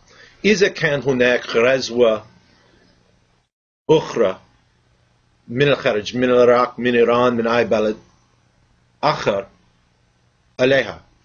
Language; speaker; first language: Arabic; non-native, fluent; English